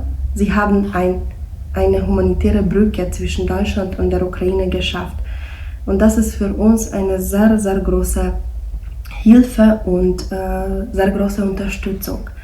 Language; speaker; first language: German; early bilingual, heritage; German